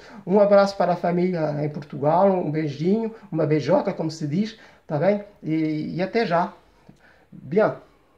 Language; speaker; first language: Portuguese; early bilingual, heritage; Portuguese